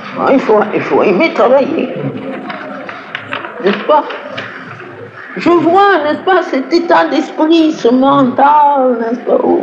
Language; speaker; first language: French; native; French